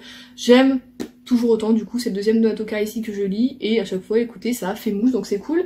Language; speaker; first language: French; native; French